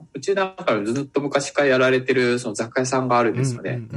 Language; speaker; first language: Japanese; native; Japanese